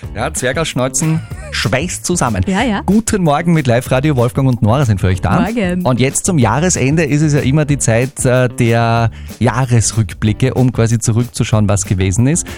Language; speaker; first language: German; native; German